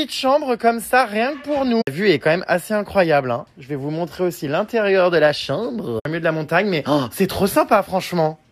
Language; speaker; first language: French; native; French